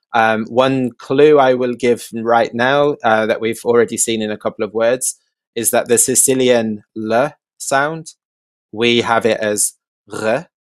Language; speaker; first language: English; early bilingual, other home language; Albanian